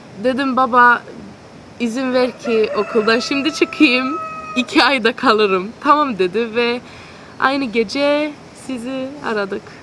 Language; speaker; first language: Turkish; early bilingual, heritage; Turkish